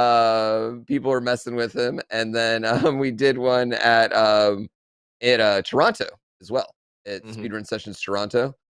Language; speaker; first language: English; native; English